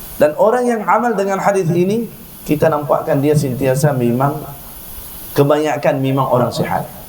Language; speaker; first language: Malay; non-native, fluent; Arabic